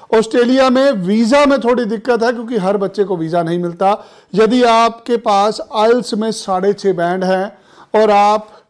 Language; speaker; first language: Hindi; non-native, local second language; Punjabi